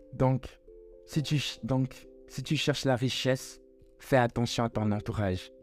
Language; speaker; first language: French; native; French